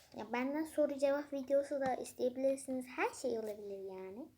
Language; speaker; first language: Turkish; non-native, fluent; Persian